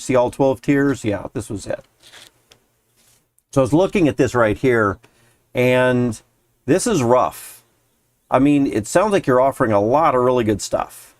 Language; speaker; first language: English; native; English